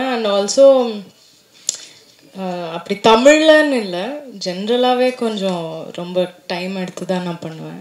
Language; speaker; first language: Tamil; non-native, local second language; Malayalam